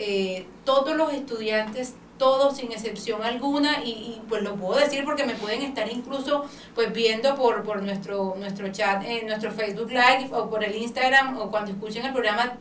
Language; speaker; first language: Spanish; native; Spanish